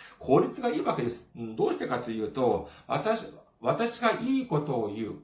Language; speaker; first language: Japanese; non-native, fluent; Korean